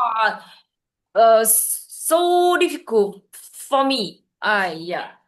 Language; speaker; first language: English; non-native, learner; Vietnamese